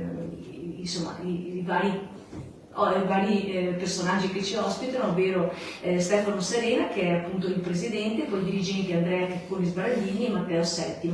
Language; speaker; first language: Italian; native; Italian